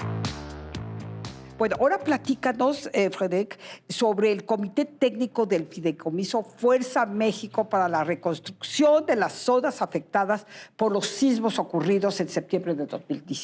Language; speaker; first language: Spanish; native; Spanish